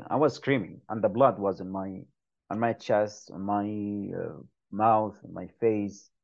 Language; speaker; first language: English; non-native, fluent; Arabic